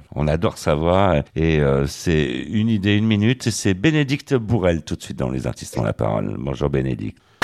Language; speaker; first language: French; native; French